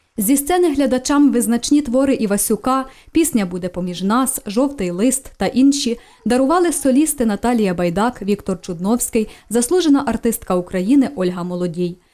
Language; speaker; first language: Ukrainian; native; Ukrainian